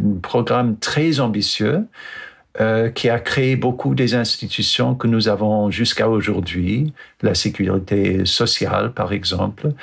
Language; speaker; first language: French; non-native, fluent; English